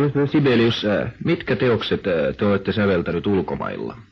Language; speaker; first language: Finnish; native; Finnish